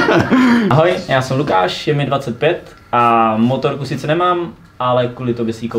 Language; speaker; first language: Czech; native; Czech